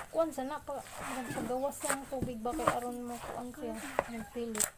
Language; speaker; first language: Filipino; non-native, local second language; Cebuano